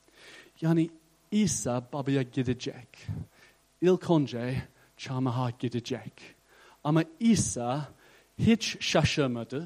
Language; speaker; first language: Turkish; non-native, fluent; English